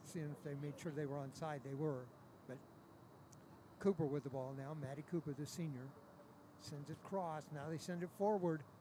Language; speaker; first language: English; native; English